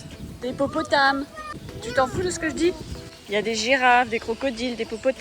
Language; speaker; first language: French; native; French